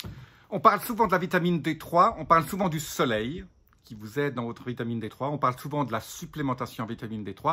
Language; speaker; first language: French; native; French